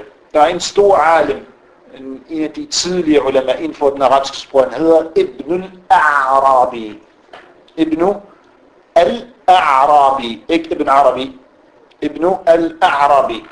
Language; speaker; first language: Danish; non-native, fluent; Arabic